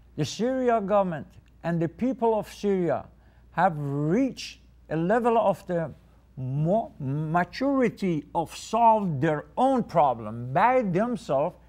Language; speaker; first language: English; non-native, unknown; Persian